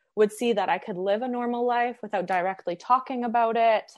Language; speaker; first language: English; native; English